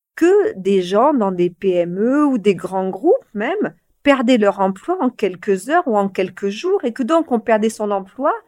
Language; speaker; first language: French; native; French